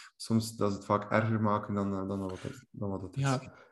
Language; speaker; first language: Dutch; native; Dutch